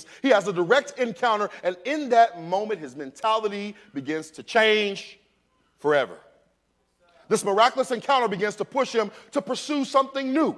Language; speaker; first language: English; native; English